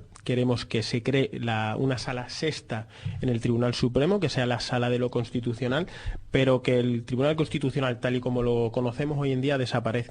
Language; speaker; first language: Spanish; native; Spanish